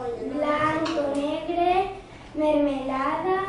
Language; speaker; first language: Catalan; non-native, local second language; Spanish